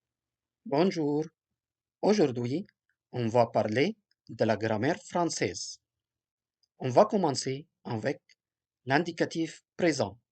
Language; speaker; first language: French; non-native, local second language; Arabic